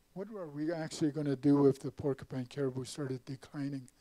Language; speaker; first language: English; native; English